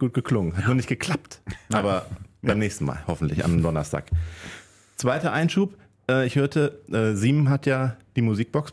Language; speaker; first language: German; native; German